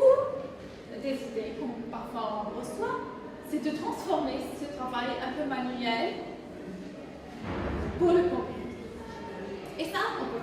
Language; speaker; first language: French; non-native, fluent; English